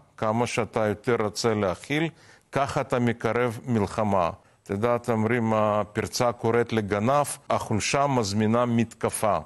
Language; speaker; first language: Hebrew; non-native, fluent; Russian